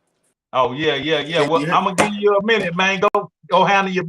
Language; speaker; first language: English; native; English